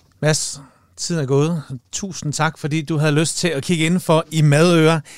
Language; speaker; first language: Danish; native; Danish